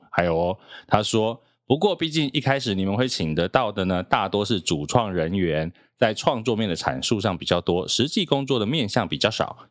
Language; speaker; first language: Chinese; native; Chinese